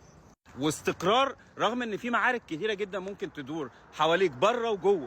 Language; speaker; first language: Arabic; native; Arabic